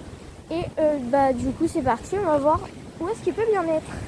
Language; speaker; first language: French; native; French